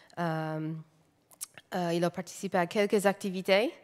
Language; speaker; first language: French; native; French